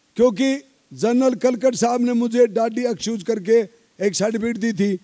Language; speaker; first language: Hindi; native; Hindi